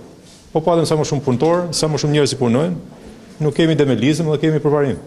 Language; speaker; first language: Albanian; native; Albanian